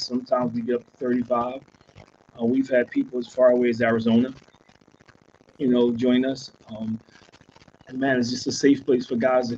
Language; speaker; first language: English; native; English